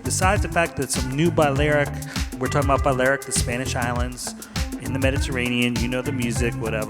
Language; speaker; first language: English; native; English